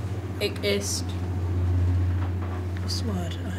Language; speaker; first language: German; non-native, learner; English